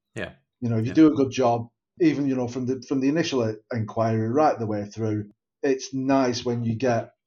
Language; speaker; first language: English; native; English